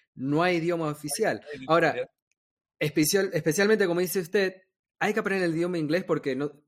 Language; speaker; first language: Spanish; native; Spanish